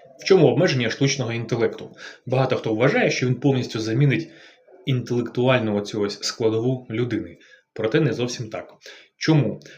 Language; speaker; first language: Ukrainian; native; Ukrainian